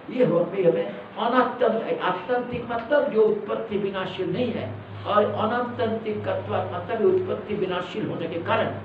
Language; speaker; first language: Hindi; non-native, local second language; Malayalam